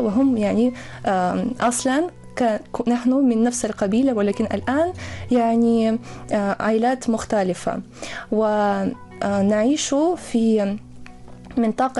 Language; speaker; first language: Arabic; non-native, fluent; Russian